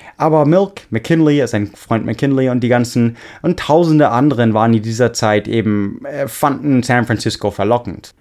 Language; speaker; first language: German; non-native, fluent; English